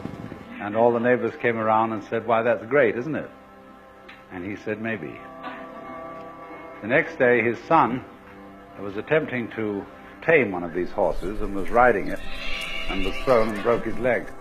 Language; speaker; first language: English; native; English